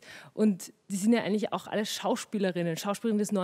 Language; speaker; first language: German; native; German